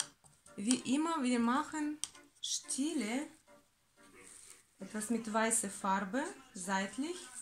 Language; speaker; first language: German; non-native, learner; Russian